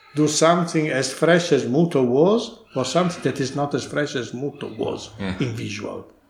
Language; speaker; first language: English; non-native, learner; Italian